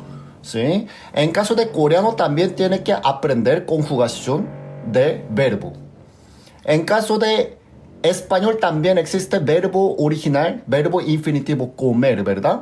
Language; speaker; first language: Spanish; non-native, fluent; Korean